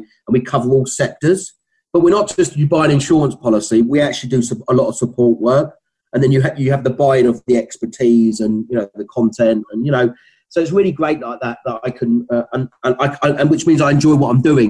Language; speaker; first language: English; native; English